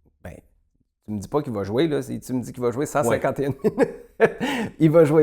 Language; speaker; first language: French; native; French